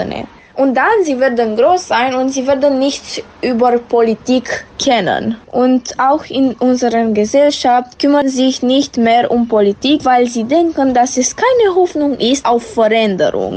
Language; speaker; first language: German; non-native, local second language; Romanian